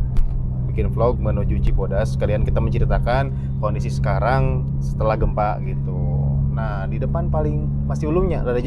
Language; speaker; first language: Indonesian; native; Indonesian